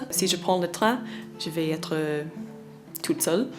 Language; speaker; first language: French; non-native, fluent; English